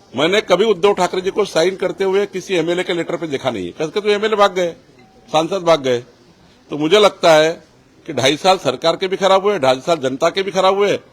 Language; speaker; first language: Hindi; non-native, local second language; Marathi